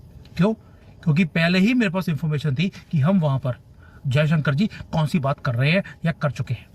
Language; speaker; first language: Hindi; native; Hindi